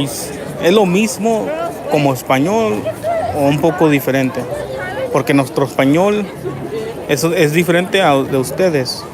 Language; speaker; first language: Spanish; early bilingual, heritage; Spanish